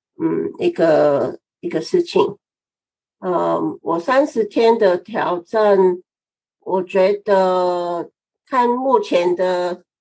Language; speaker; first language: Chinese; non-native, fluent; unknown